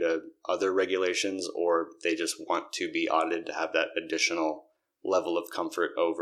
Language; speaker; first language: English; native; English